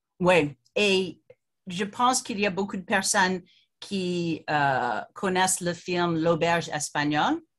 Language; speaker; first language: French; non-native, fluent; English